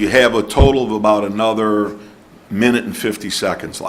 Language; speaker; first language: English; native; English